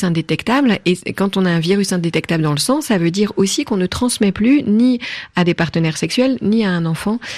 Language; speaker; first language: French; native; French